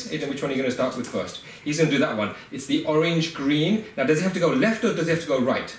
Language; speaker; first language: English; native; English